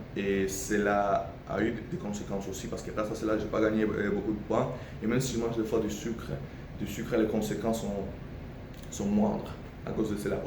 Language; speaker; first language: French; non-native, fluent; Spanish